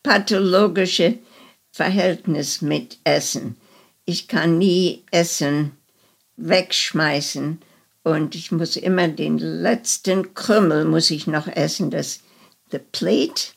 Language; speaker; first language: German; early bilingual, heritage; German